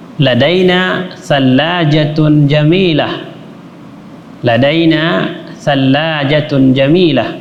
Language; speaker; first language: Arabic; non-native, fluent; Indonesian